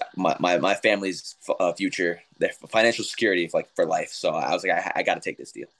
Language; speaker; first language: English; native; English